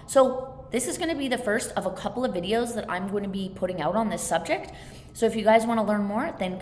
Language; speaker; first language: English; native; English